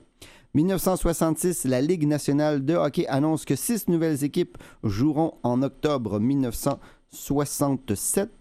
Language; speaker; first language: French; native; French